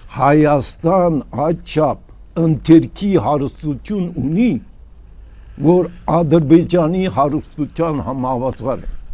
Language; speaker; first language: Armenian; early bilingual, heritage; Armenian